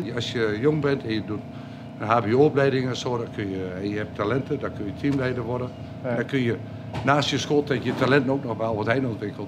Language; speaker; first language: Dutch; native; Dutch